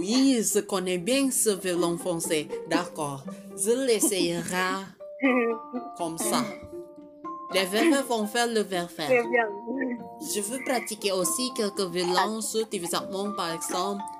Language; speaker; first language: French; non-native, fluent; Indonesian